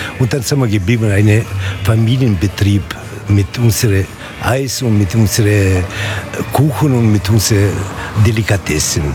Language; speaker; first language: German; non-native, fluent; Italian